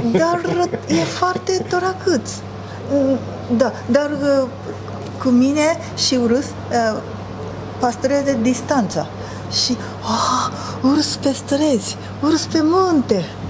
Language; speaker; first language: Romanian; non-native, learner; Japanese